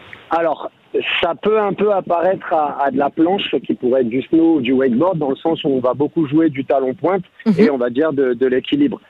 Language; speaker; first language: French; native; French